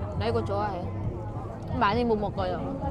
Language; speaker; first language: Korean; non-native, learner; Vietnamese